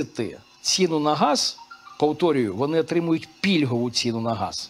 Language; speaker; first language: Ukrainian; native; Ukrainian